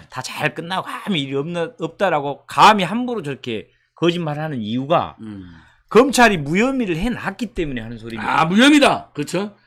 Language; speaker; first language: Korean; native; Korean